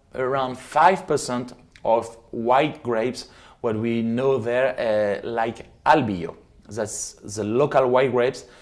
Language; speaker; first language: English; non-native, fluent; French